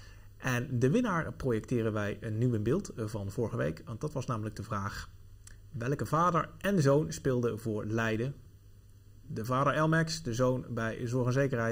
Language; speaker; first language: Dutch; native; Dutch